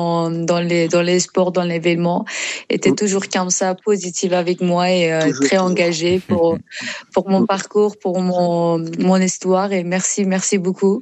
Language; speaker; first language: French; non-native, learner; Persian